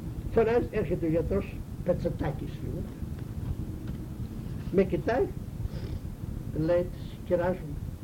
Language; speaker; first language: Greek; native; Greek